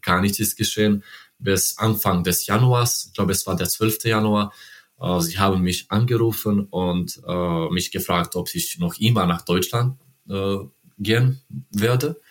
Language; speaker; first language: German; non-native, learner; Serbian